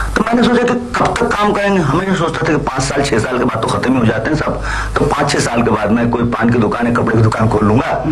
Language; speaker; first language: Hindi; non-native, local second language; Bangla